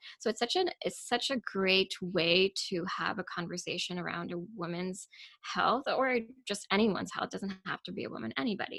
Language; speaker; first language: English; non-native, local second language; Urdu